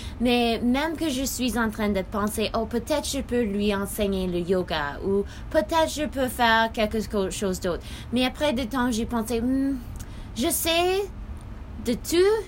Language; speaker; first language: French; non-native, learner; English